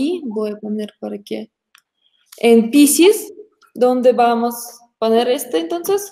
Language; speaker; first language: Spanish; non-native, fluent; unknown